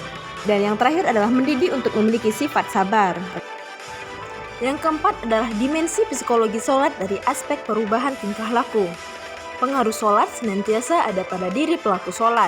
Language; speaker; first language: Indonesian; native; Indonesian